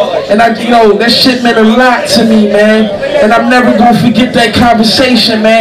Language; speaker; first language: English; native; English